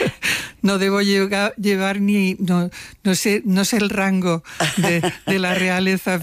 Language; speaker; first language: Spanish; non-native, local second language; Catalan